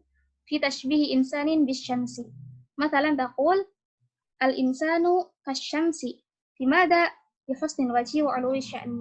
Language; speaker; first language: Arabic; non-native, learner; Indonesian